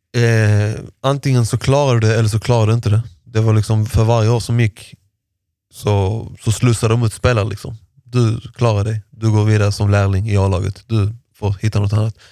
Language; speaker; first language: Swedish; early bilingual, other home language; Persian